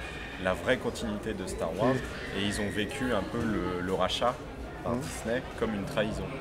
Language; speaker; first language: French; native; French